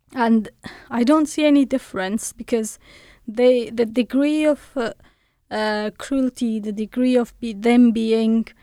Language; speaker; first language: English; non-native, fluent; Persian